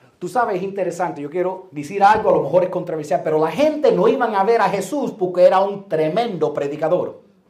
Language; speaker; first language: Spanish; native; Spanish